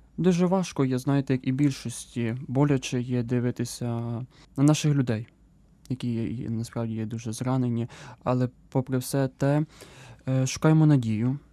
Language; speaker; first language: Ukrainian; native; Ukrainian